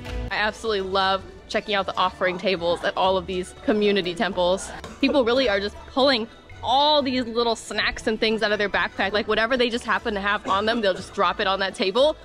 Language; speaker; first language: English; native; English